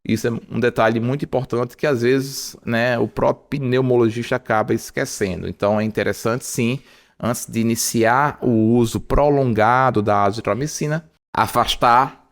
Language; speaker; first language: Portuguese; native; Portuguese